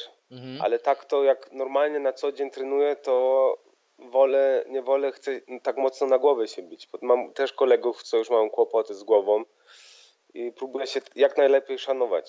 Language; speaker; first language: Polish; early bilingual, heritage; Polish